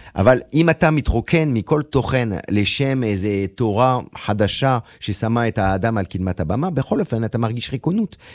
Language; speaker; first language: Hebrew; non-native, fluent; French